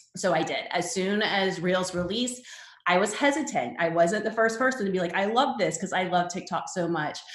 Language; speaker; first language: English; native; English